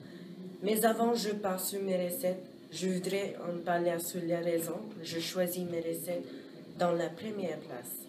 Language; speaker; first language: French; non-native, learner; English